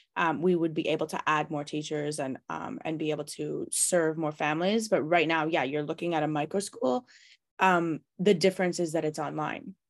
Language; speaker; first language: English; native; English